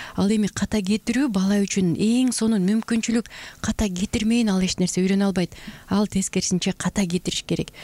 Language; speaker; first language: Kyrgyz; native; Kyrgyz